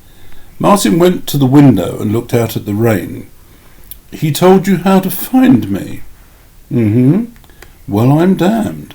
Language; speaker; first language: English; native; English